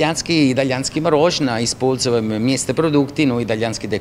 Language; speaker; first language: Russian; non-native, learner; Italian